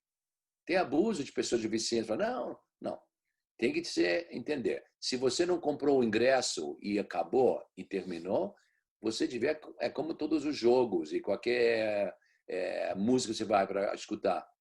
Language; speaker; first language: Portuguese; early bilingual, heritage; Portuguese